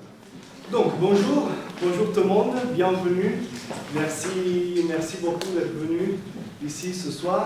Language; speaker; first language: French; non-native, fluent; Italian